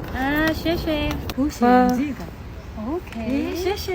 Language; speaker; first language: Chinese; non-native, learner; Filipino